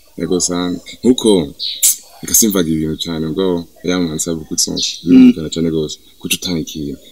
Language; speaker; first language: Rundi; early bilingual, heritage; Rundi